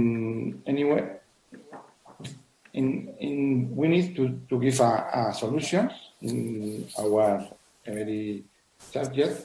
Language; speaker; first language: English; non-native, learner; Spanish